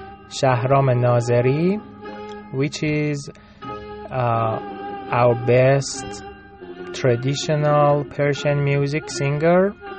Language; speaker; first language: English; non-native, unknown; Persian